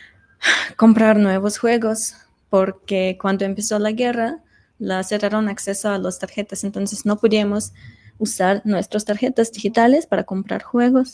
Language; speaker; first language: Spanish; non-native, fluent; Russian